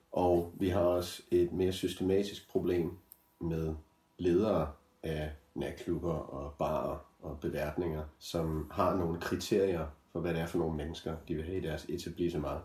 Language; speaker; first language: Danish; native; Danish